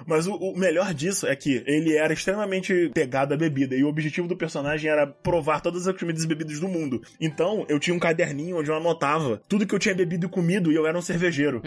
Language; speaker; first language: Portuguese; native; Portuguese